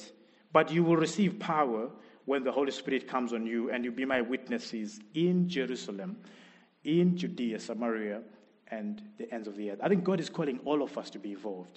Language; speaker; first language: English; non-native, local second language; Shona